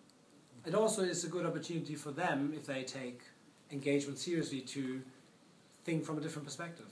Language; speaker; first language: English; non-native, fluent; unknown